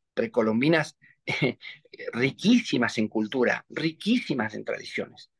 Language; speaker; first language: Spanish; native; Spanish